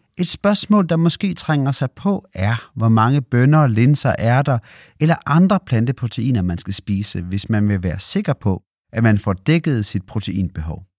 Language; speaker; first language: Danish; native; Danish